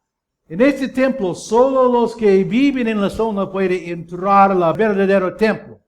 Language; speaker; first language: Spanish; non-native, fluent; English